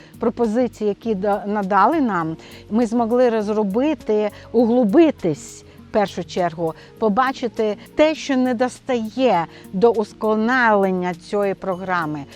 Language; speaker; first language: Ukrainian; non-native, local second language; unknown